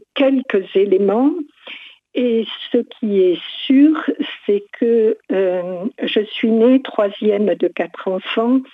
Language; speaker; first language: French; native; French